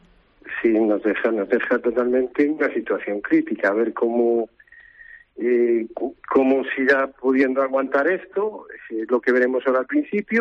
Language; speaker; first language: Spanish; native; Spanish